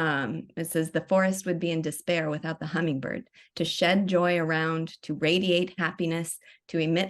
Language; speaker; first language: English; native; English